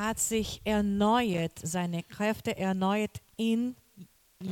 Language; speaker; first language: German; non-native, learner; Portuguese